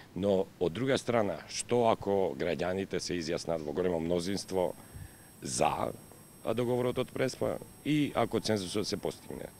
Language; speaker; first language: Macedonian; non-native, local second language; Albanian